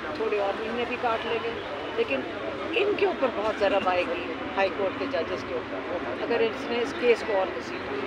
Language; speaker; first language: Urdu; native; Urdu